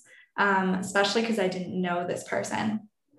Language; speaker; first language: English; native; English